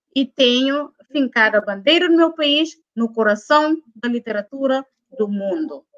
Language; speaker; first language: Portuguese; non-native, local second language; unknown